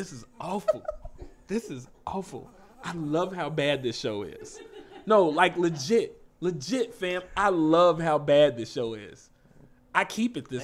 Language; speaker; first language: English; native; English